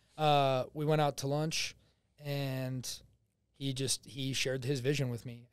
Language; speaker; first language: English; native; English